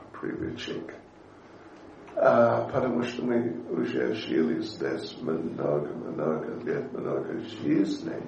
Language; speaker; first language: Russian; non-native, learner; English